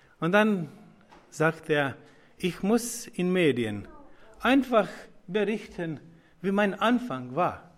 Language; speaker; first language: German; non-native, learner; Croatian